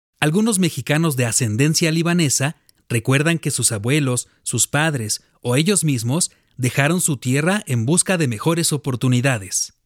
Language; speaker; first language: Spanish; native; Spanish